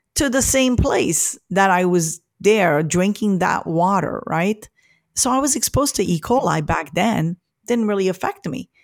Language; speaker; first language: English; early bilingual, other home language; French